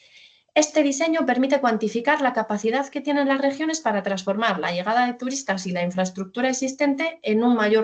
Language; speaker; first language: Spanish; native; Spanish